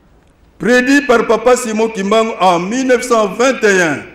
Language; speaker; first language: French; non-native, local second language; Lingala